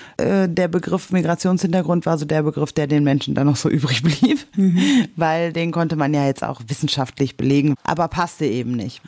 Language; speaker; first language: German; native; German